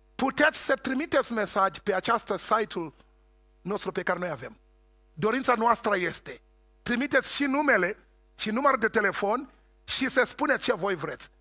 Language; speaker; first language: Romanian; non-native, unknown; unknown